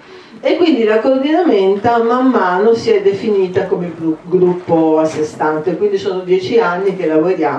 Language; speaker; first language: Italian; native; Italian